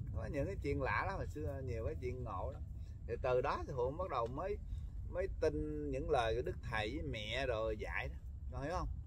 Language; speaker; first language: Vietnamese; early bilingual, heritage; Vietnamese